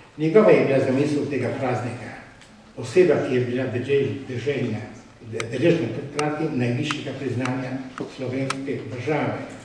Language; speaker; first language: Slovenian; native; Slovenian